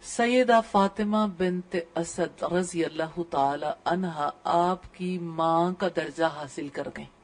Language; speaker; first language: Urdu; native; Urdu